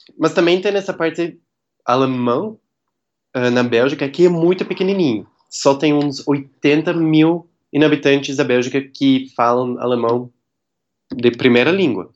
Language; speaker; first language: Portuguese; non-native, fluent; Dutch